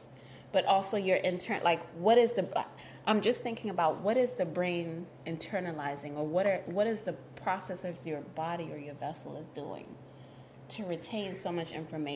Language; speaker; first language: English; early bilingual, other home language; Shona